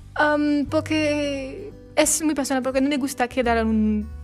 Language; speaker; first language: Spanish; non-native, learner; French